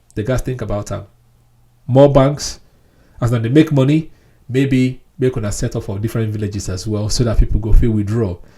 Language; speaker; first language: Nigerian Pidgin; non-native, local second language; Yoruba